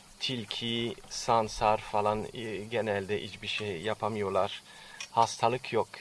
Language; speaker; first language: Turkish; non-native, fluent; French